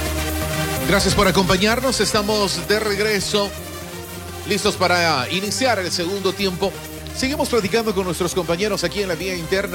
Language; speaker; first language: Spanish; native; Spanish